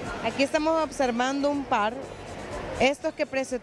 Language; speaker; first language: Spanish; native; Spanish